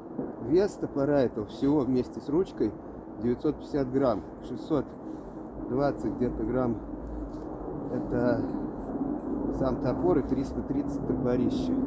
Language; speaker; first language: Russian; native; Russian